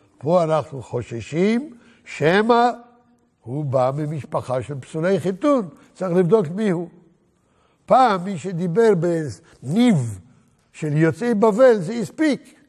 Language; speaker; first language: Hebrew; native; Hebrew